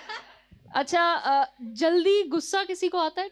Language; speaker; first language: Hindi; native; Hindi